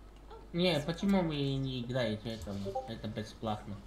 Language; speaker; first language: Russian; non-native, learner; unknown